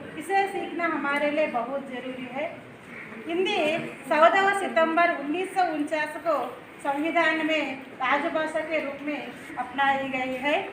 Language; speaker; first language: Hindi; non-native, local second language; Telugu